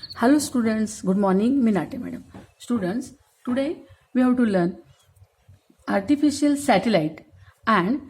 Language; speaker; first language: English; non-native, local second language; Marathi